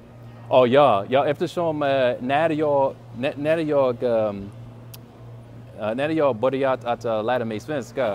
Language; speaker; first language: Swedish; non-native, learner; English